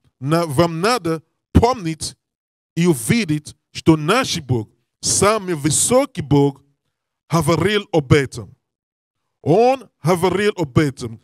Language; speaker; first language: Russian; non-native, learner; English